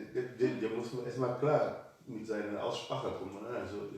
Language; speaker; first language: German; non-native, learner; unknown